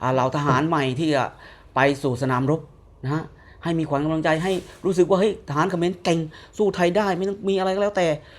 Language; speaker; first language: Thai; native; Thai